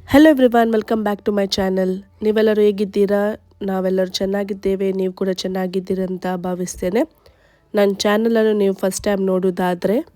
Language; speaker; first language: Kannada; non-native, local second language; Konkani